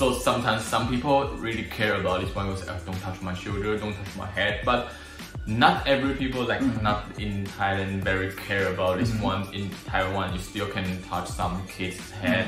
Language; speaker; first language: English; non-native, learner; Chinese